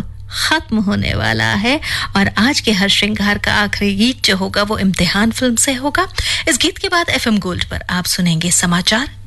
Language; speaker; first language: Hindi; native; Hindi